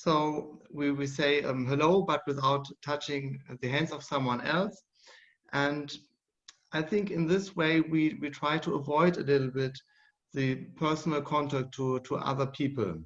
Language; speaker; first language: English; non-native, fluent; German